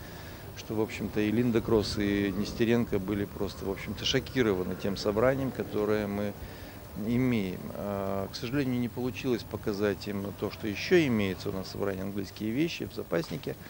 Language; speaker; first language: Russian; native; Russian